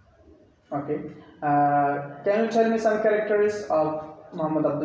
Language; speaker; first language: English; non-native, fluent; Bangla